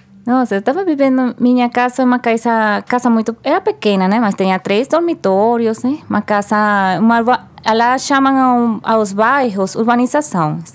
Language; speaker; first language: Portuguese; non-native, fluent; Spanish